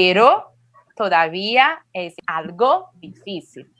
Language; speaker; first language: Spanish; non-native, fluent; Portuguese